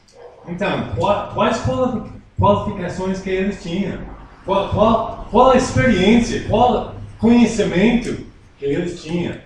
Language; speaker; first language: Portuguese; non-native, fluent; English